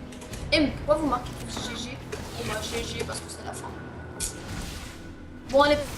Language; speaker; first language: French; native; French